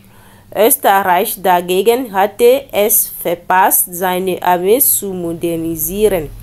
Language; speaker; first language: German; non-native, learner; French